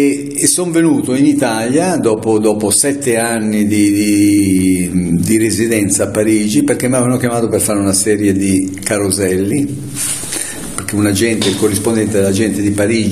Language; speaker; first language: Italian; native; Italian